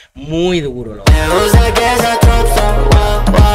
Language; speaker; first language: Spanish; native; Spanish